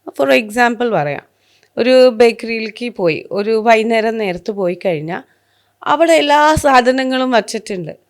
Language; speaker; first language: Malayalam; non-native, local second language; Hindi